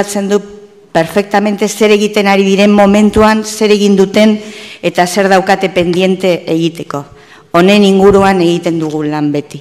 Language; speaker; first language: Basque; native; Basque